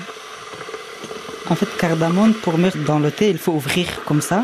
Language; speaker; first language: French; early bilingual, other home language; Persian